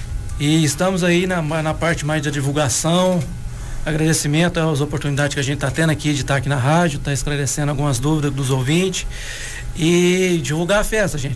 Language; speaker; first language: Portuguese; native; Portuguese